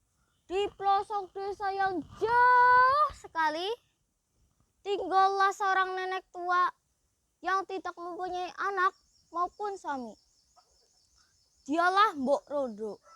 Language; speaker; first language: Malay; non-native, local second language; Javanese